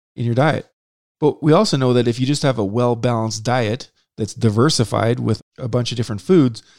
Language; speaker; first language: English; native; English